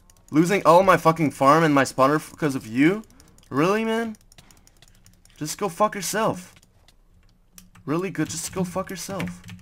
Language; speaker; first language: English; non-native, fluent; French